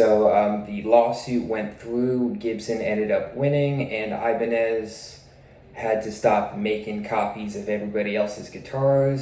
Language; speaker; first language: English; native; English